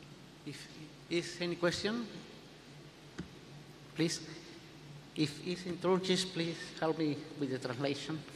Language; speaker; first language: English; non-native, learner; Spanish